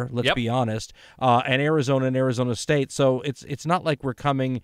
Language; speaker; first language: English; native; English